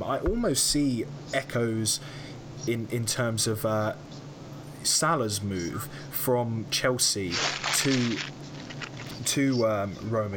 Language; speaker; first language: English; native; English